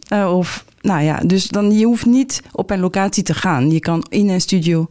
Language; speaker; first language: Dutch; non-native, fluent; French